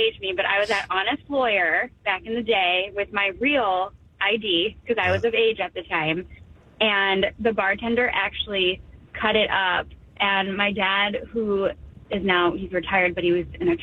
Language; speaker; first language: English; native; English